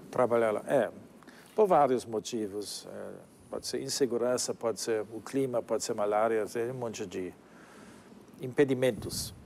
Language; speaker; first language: Portuguese; non-native, fluent; German